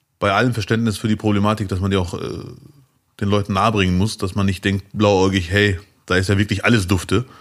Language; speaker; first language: German; early bilingual, other home language; Arabic